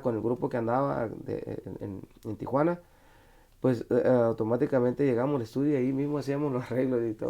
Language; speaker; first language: Spanish; native; Spanish